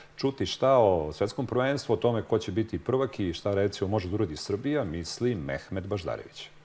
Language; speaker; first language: Serbian; native; Serbian